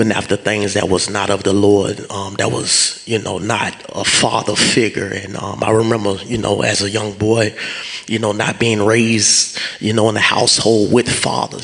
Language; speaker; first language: English; native; English